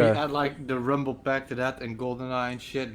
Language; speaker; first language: English; native; English